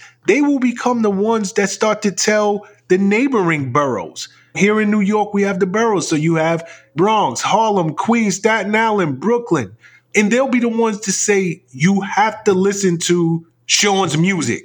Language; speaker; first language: English; native; English